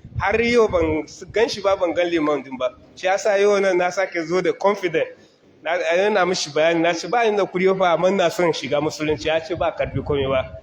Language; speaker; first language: Hausa; non-native, local second language; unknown